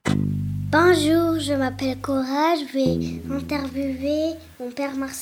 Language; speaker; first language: French; early bilingual, other home language; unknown